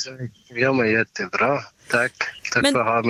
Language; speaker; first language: Swedish; non-native, learner; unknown